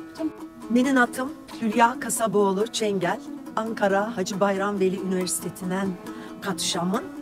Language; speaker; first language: Turkish; native; Turkish